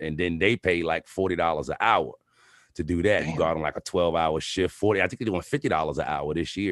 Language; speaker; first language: English; native; English